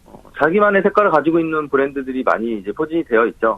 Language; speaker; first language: Korean; native; Korean